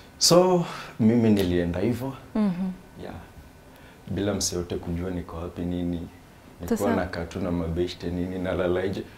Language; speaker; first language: Swahili; native; Swahili